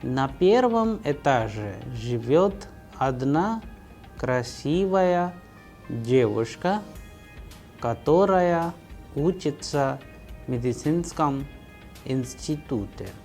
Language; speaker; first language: Russian; non-native, fluent; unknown